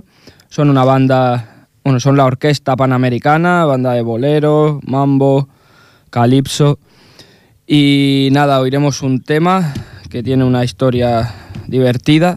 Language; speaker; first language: Spanish; native; Spanish